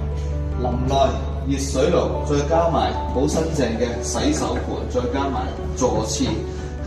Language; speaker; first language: Cantonese; native; Cantonese